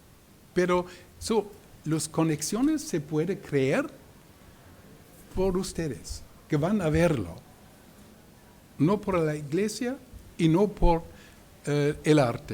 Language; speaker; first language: Spanish; non-native, learner; German